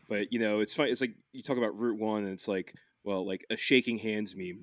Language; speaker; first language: English; native; English